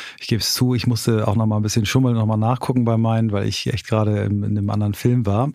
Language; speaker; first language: German; native; German